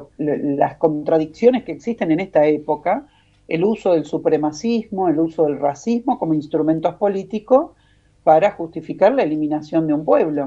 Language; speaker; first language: Spanish; native; Spanish